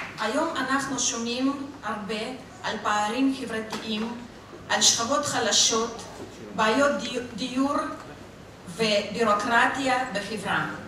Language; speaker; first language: Hebrew; non-native, fluent; Russian